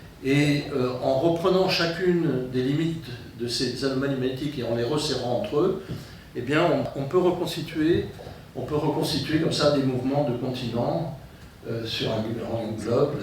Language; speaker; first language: French; native; French